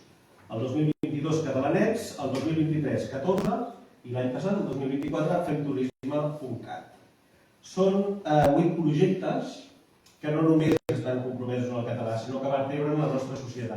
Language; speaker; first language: Catalan; native; Catalan